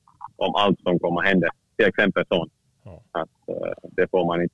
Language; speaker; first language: Swedish; non-native, fluent; Finnish